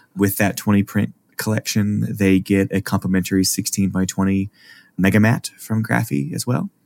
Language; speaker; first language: English; native; English